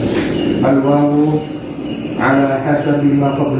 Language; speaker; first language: Arabic; non-native, learner; Indonesian